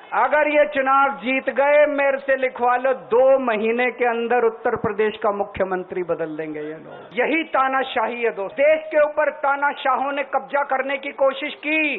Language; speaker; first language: Hindi; native; Hindi